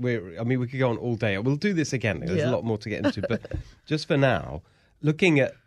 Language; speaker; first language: English; native; English